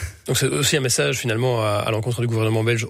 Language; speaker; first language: French; native; French